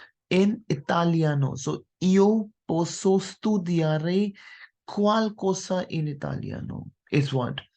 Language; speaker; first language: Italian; non-native, fluent; Hindi